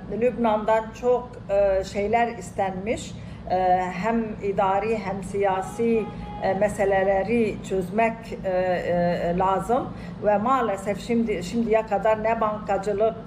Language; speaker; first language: Turkish; non-native, fluent; Arabic